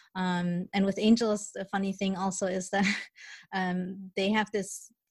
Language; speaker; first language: English; early bilingual, other home language; German